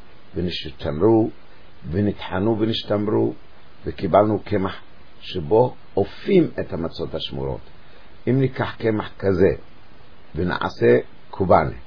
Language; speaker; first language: Hebrew; native; Hebrew